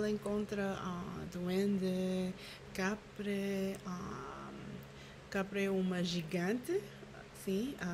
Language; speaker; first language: Portuguese; non-native, learner; Filipino